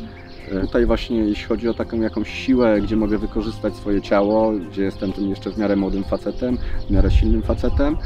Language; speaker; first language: Polish; native; Polish